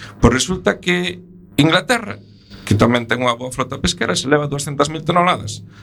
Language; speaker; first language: Galician; native; Galician